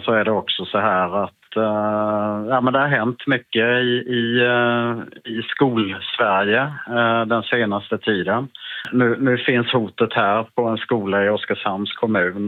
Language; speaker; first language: Swedish; native; Swedish